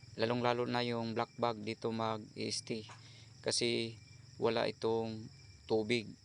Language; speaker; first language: Filipino; non-native, local second language; Cebuano